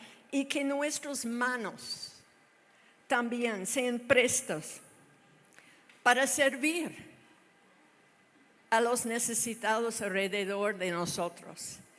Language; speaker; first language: Spanish; non-native, fluent; English